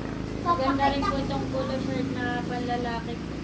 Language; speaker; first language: Filipino; native; Filipino